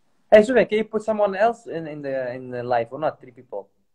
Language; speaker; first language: English; non-native, fluent; Arabic